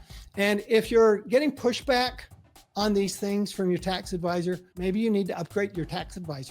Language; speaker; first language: English; native; English